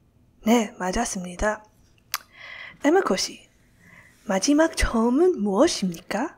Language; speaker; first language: Korean; non-native, learner; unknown